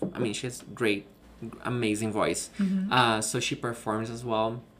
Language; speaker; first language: English; non-native, fluent; Portuguese